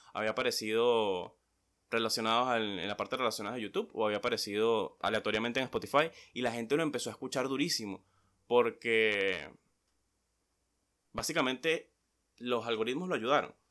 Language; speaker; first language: Spanish; native; Spanish